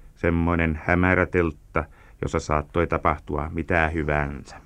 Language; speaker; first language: Finnish; native; Finnish